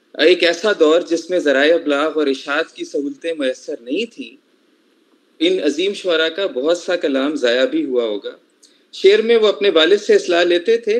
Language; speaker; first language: Urdu; native; Urdu